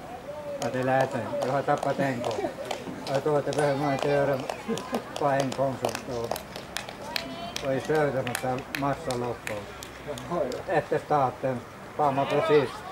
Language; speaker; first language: Swedish; native; Swedish